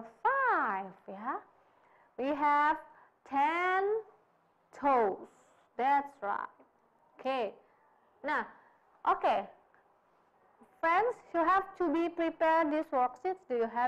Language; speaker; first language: English; non-native, fluent; Indonesian